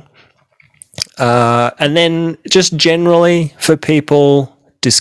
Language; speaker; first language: English; native; English